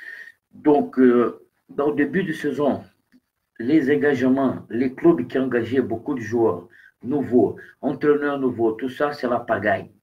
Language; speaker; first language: French; non-native, learner; Portuguese